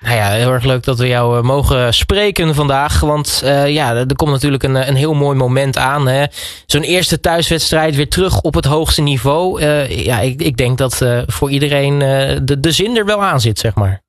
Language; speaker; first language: Dutch; native; Dutch